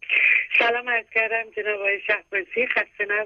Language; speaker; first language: Persian; native; Persian